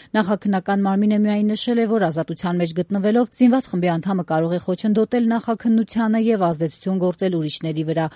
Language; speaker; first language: Armenian; native; Armenian